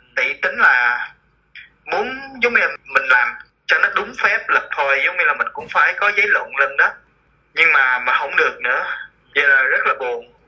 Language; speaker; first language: Vietnamese; early bilingual, heritage; Vietnamese